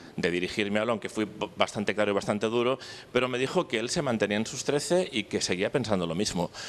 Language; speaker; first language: Spanish; non-native, local second language; Catalan